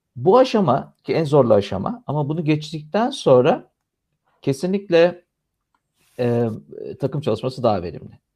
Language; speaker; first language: Turkish; native; Turkish